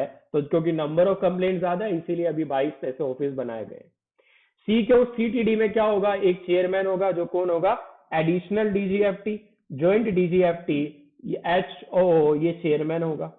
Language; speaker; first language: Hindi; native; Hindi